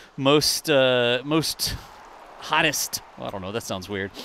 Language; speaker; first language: English; native; English